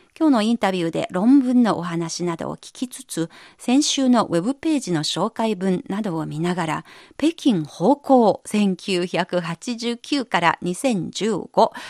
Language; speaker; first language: Japanese; non-native, fluent; Chinese